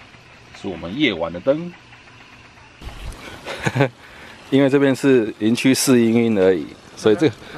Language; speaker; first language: Chinese; native; Chinese